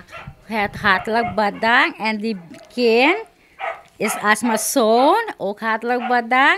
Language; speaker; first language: Dutch; non-native, local second language; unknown